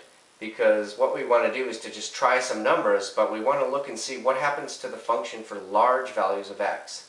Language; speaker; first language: English; native; English